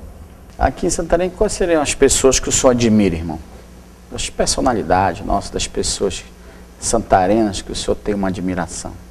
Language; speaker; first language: Portuguese; native; Portuguese